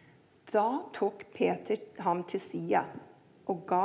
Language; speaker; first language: Norwegian; non-native, fluent; English